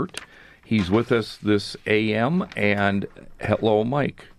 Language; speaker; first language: English; native; English